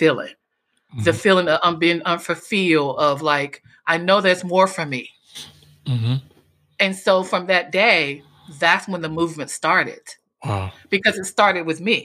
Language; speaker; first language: English; native; English